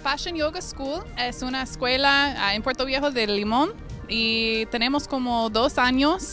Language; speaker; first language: Spanish; non-native, fluent; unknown